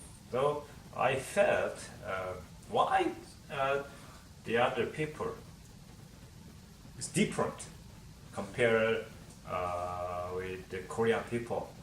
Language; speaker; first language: English; non-native, learner; Korean